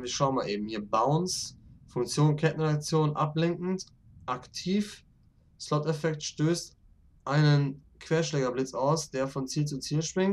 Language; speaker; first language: German; native; German